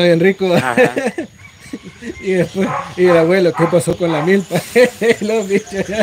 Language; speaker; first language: Spanish; native; Spanish